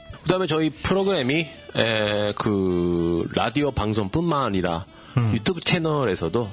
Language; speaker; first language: Korean; non-native, fluent; Japanese